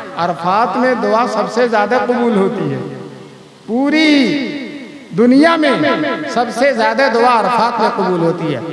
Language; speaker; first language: Urdu; native; Urdu